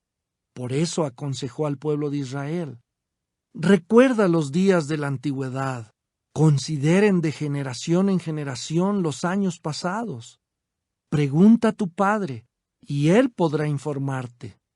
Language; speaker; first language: Spanish; native; Spanish